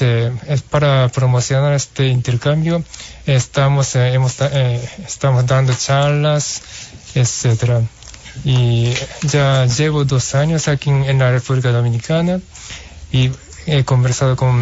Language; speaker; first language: Spanish; non-native, fluent; Japanese